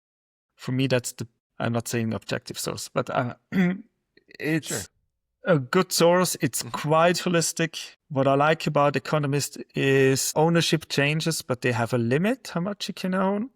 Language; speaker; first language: English; non-native, fluent; German